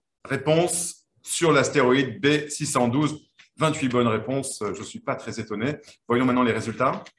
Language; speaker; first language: French; native; French